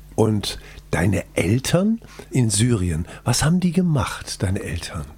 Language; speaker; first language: German; native; German